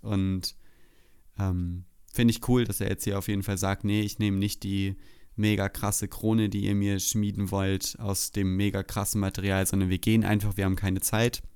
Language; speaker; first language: German; native; German